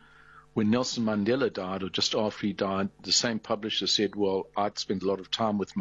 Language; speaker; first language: English; native; English